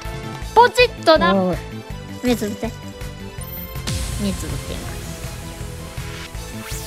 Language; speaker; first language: Japanese; native; Japanese